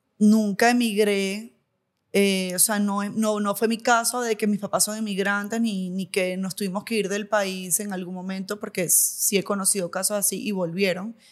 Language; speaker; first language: Spanish; native; Spanish